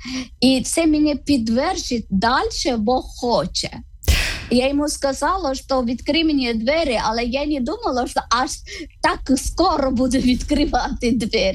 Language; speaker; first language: Ukrainian; non-native, learner; Malayalam